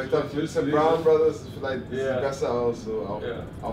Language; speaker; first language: German; native; German